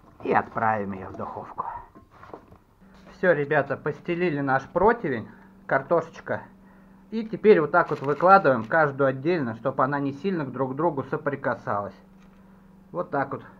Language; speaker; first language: Russian; native; Russian